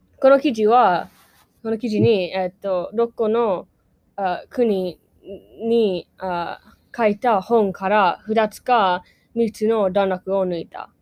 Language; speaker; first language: Japanese; non-native, learner; English